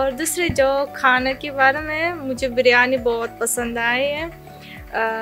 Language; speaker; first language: Hindi; non-native, learner; Russian